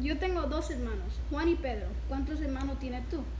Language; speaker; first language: Spanish; non-native, learner; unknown